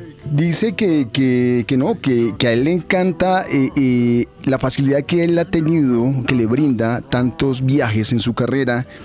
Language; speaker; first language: Spanish; native; Spanish